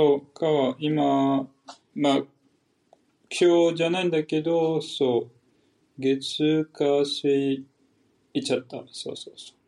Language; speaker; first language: Japanese; non-native, fluent; French